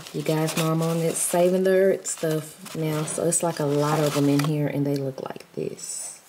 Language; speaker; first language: English; native; English